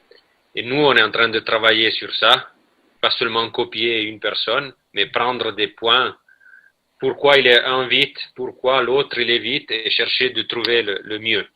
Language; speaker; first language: French; non-native, fluent; Italian